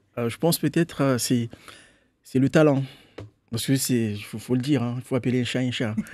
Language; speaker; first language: French; non-native, local second language; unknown